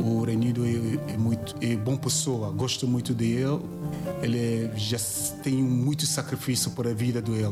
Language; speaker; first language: Portuguese; non-native, learner; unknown